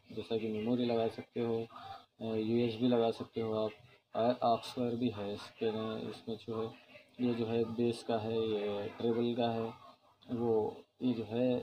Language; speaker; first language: Hindi; non-native, local second language; Urdu